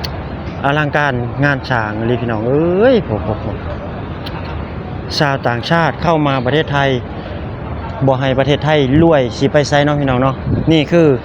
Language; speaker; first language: Thai; non-native, local second language; Lao